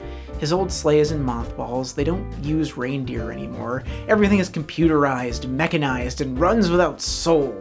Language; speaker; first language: English; native; English